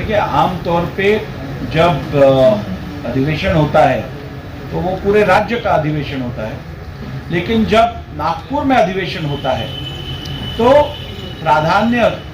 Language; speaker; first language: Hindi; non-native, local second language; Marathi